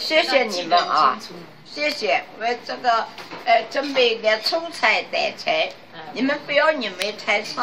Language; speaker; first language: Chinese; non-native, local second language; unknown